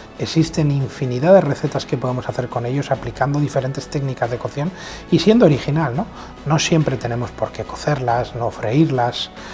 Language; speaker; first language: Spanish; native; Spanish